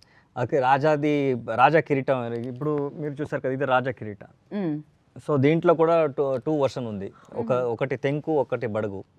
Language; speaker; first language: Telugu; non-native, learner; Kannada